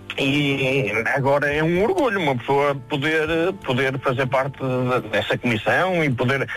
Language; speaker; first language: Portuguese; native; Portuguese